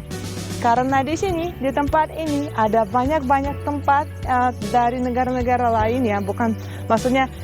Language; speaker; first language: Indonesian; non-native, fluent; Russian